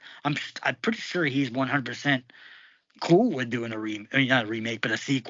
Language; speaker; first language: English; native; English